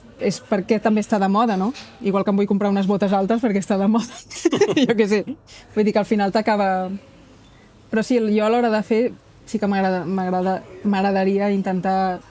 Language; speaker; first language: Catalan; native; Catalan